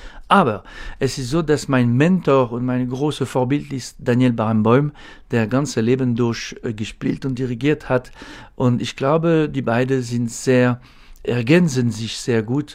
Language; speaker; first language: German; non-native, fluent; French